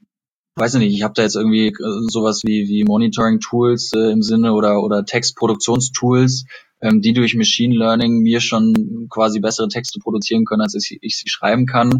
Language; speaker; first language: German; native; German